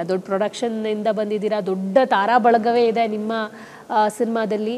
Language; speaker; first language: Kannada; native; Kannada